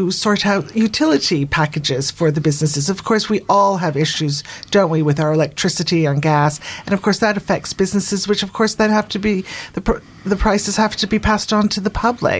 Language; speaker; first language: English; native; English